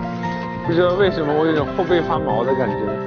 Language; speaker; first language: Chinese; native; Chinese